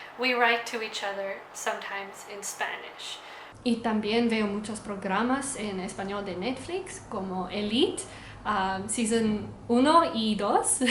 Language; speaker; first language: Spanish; non-native, learner; Afrikaans